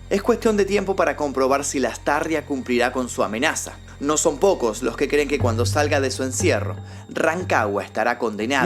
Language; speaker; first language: Spanish; native; Spanish